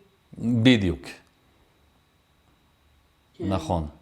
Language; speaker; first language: Hebrew; early bilingual, other home language; French